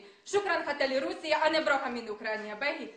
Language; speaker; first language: Arabic; non-native, learner; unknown